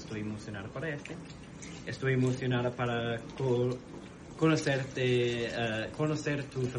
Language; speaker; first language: Spanish; non-native, learner; English